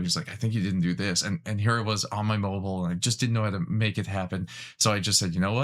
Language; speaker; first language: English; native; English